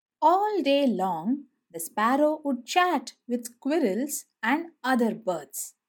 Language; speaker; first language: English; non-native, local second language; Tamil